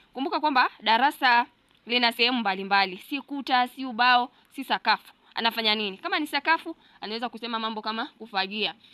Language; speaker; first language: Swahili; non-native, local second language; Gusii